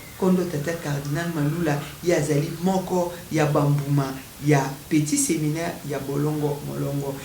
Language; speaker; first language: Lingala; native; Lingala